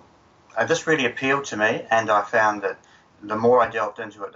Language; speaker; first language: English; native; English